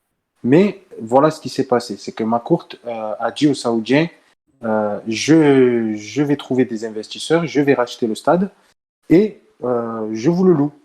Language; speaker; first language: French; native; French